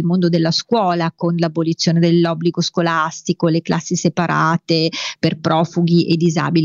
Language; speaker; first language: Italian; native; Italian